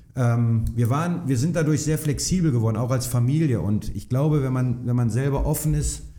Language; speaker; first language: German; native; German